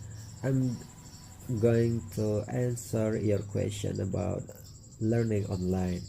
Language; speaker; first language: English; non-native, learner; Indonesian